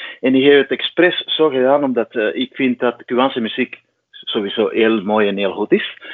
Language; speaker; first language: Dutch; non-native, fluent; Spanish